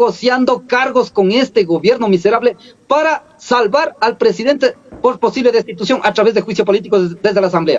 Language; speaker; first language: Spanish; native; Spanish